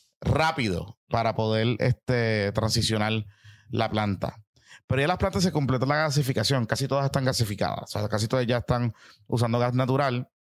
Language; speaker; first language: Spanish; native; Spanish